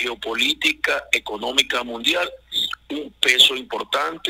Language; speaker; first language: Spanish; native; Spanish